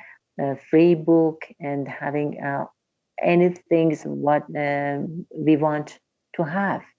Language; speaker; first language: English; non-native, learner; Persian